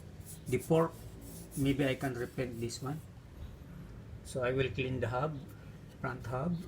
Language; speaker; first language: English; non-native, local second language; Filipino